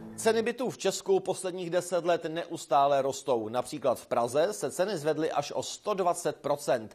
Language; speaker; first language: Czech; native; Czech